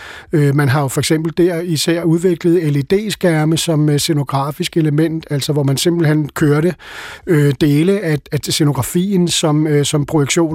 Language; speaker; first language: Danish; native; Danish